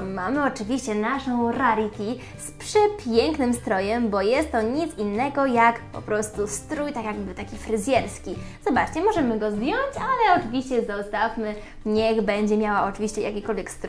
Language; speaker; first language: Polish; native; Polish